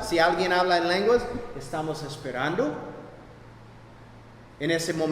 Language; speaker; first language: Spanish; non-native, fluent; English